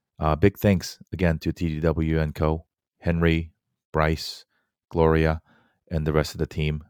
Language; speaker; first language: English; early bilingual, other home language; Korean